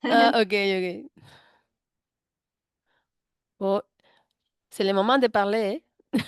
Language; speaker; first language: French; non-native, learner; Spanish